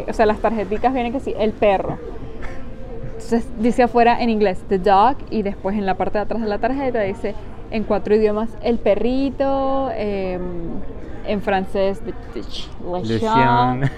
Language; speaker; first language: Spanish; native; Spanish